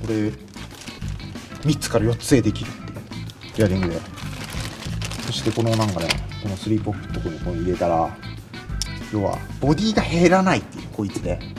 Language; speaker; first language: Japanese; native; Japanese